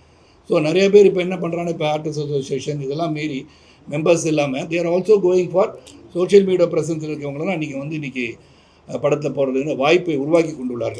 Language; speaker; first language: Tamil; native; Tamil